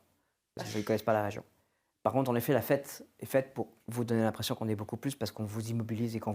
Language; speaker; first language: French; native; French